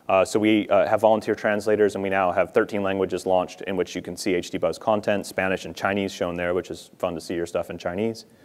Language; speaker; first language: English; native; English